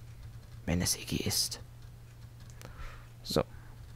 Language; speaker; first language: German; native; German